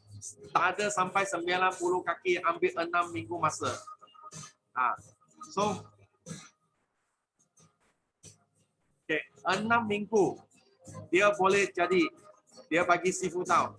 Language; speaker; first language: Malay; non-native, local second language; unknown